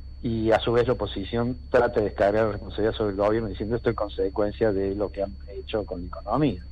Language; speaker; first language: Spanish; native; Spanish